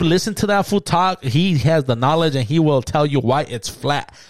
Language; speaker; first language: English; early bilingual, other home language; Spanish